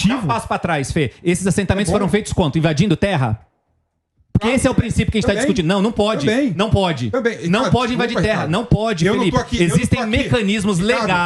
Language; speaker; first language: Portuguese; native; Portuguese